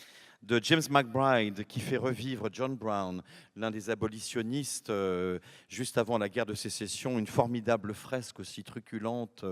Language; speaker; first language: French; native; French